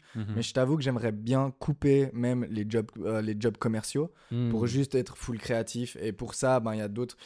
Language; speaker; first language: French; native; French